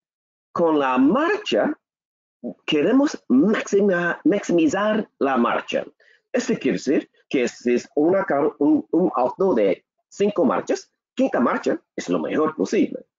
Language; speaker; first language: Spanish; non-native, learner; English